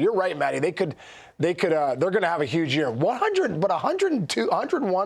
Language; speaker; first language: English; native; English